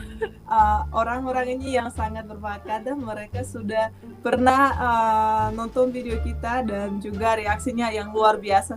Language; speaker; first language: Indonesian; non-native, fluent; Russian